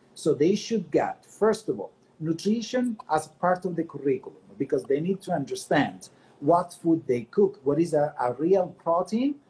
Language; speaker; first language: English; non-native, fluent; Italian